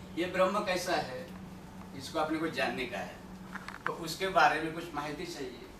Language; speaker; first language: Hindi; non-native, local second language; Marathi